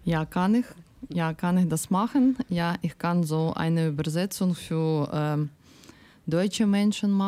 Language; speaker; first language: German; non-native, learner; Ukrainian